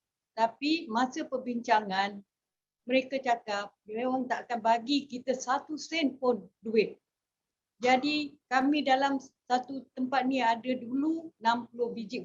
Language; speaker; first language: Malay; native; Malay